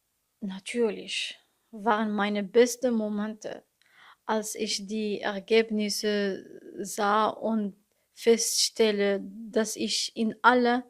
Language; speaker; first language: German; non-native, learner; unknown